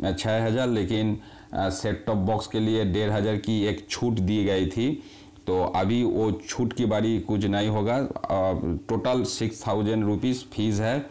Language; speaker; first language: Hindi; non-native, local second language; Bangla